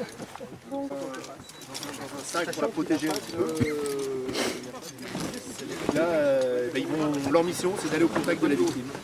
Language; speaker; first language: French; native; French